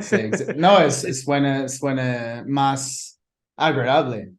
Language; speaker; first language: Spanish; non-native, fluent; English